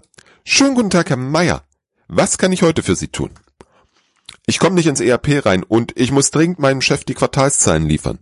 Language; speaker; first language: German; native; German